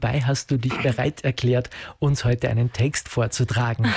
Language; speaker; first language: German; native; German